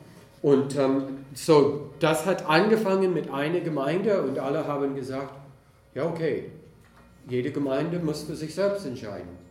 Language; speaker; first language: German; non-native, fluent; English